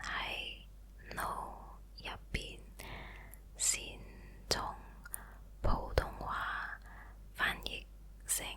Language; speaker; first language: Cantonese; non-native, local second language; Chinese